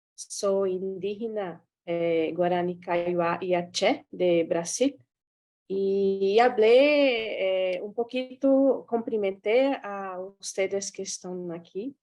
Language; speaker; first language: Spanish; non-native, fluent; Guarani